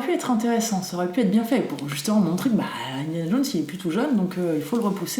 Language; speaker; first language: French; native; French